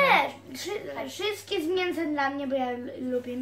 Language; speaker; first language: Polish; early bilingual, heritage; Polish